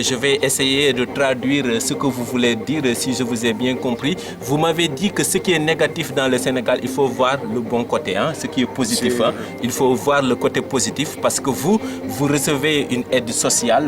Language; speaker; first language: French; non-native, local second language; Wolof